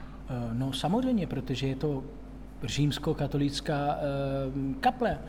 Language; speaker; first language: Czech; non-native, fluent; Italian